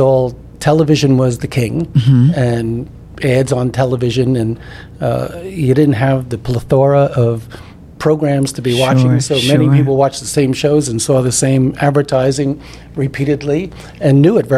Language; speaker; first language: English; native; English